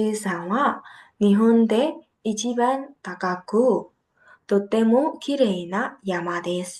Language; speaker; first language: Japanese; non-native, fluent; Burmese